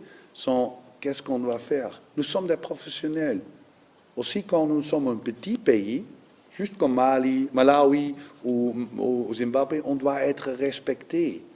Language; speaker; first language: French; non-native, learner; Dutch